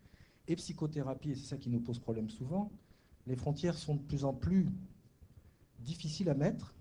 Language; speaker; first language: French; native; French